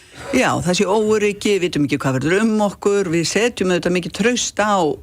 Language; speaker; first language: Icelandic; native; Icelandic